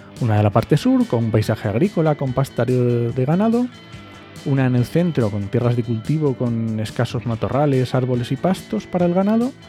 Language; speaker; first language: Spanish; native; Spanish